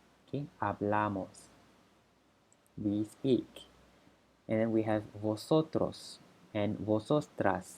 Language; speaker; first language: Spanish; non-native, fluent; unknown